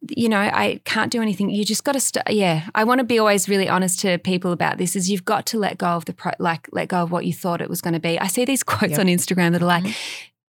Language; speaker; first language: English; native; English